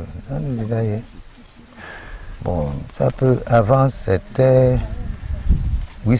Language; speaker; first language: French; non-native, learner; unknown